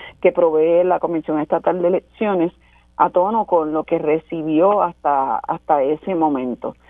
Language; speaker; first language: Spanish; native; Spanish